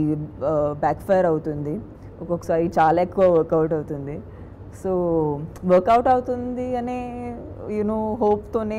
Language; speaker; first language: Telugu; non-native, fluent; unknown